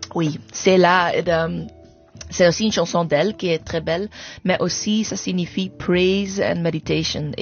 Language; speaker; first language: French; non-native, learner; English